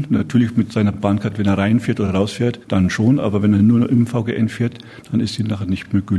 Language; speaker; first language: German; native; German